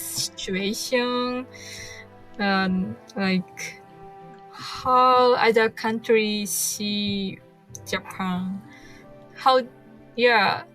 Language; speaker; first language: English; non-native, learner; Japanese